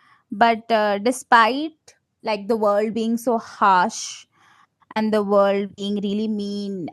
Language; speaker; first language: English; non-native, local second language; Malayalam